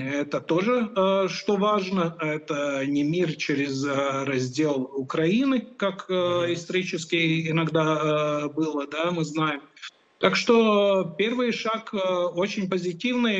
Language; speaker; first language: Russian; non-native, local second language; Latvian